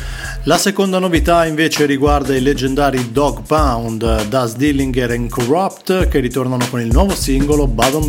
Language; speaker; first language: Italian; native; Italian